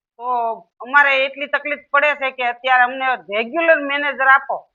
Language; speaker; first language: Gujarati; native; Gujarati